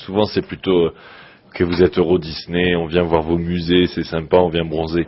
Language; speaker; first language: French; native; French